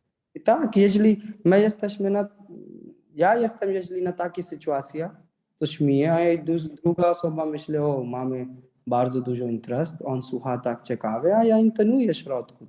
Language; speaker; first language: Polish; non-native, learner; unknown